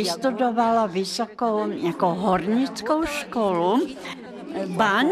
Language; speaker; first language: Czech; non-native, fluent; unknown